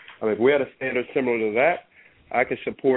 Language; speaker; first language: English; native; English